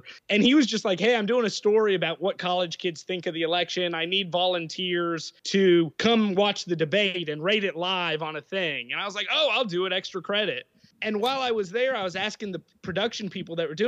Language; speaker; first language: English; native; English